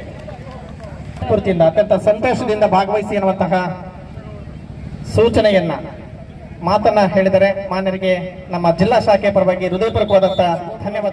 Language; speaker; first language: Kannada; native; Kannada